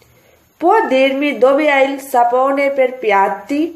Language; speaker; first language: Italian; non-native, fluent; Urdu